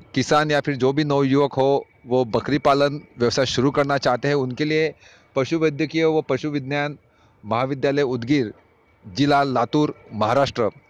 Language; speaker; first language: Hindi; non-native, local second language; Marathi